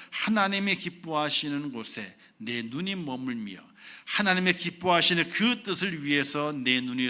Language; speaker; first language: Korean; native; Korean